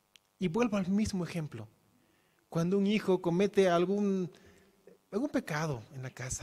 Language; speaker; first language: Spanish; native; Spanish